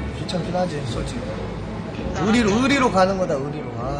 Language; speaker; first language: Korean; native; Korean